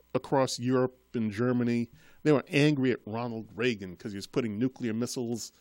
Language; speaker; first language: English; native; English